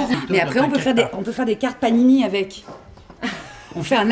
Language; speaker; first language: French; native; French